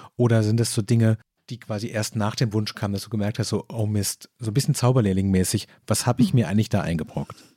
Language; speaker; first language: German; native; German